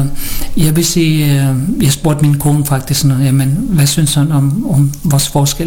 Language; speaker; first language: Danish; non-native, fluent; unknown